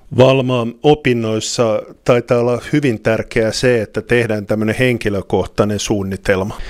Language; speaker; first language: Finnish; native; Finnish